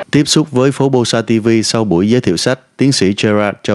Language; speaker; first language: Vietnamese; native; Vietnamese